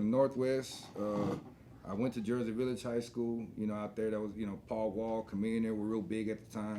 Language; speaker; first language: English; native; English